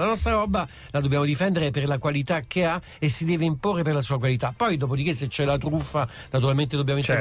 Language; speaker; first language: Italian; native; Italian